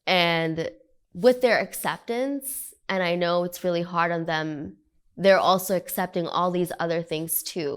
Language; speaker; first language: English; early bilingual, other home language; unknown